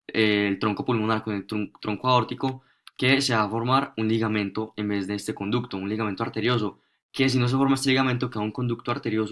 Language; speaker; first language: Spanish; native; Spanish